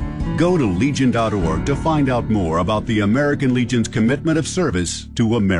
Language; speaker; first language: English; native; English